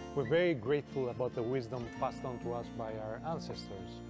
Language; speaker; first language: English; non-native, fluent; Greek